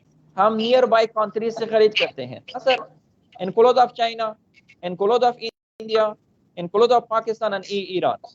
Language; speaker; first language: Hindi; non-native, fluent; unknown